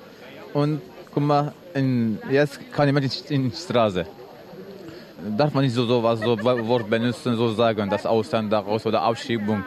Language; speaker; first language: German; non-native, learner; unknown